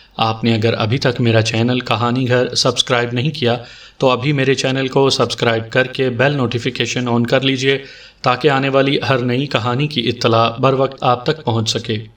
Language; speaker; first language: Urdu; native; Urdu